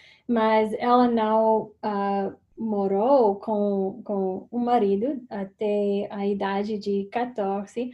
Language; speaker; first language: Portuguese; non-native, fluent; English